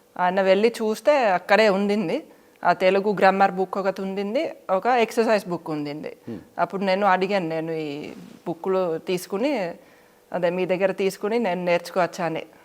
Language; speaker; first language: Telugu; non-native, fluent; Finnish